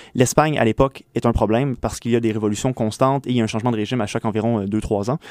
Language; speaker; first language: French; native; French